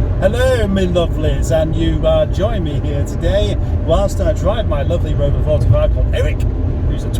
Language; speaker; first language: English; native; English